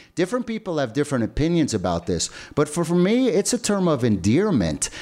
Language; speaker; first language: English; native; English